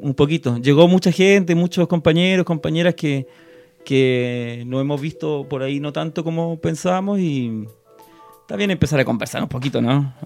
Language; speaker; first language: Spanish; native; Spanish